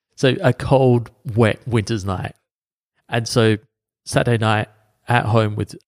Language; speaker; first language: English; native; English